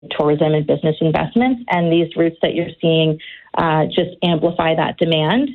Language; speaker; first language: English; native; English